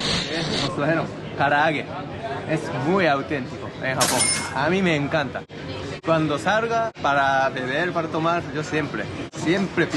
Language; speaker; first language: Spanish; non-native, learner; Japanese